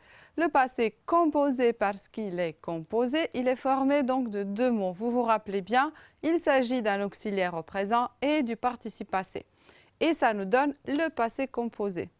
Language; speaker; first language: French; non-native, fluent; Romanian